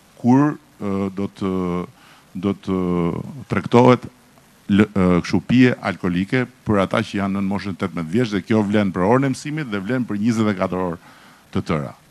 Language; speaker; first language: Albanian; native; Albanian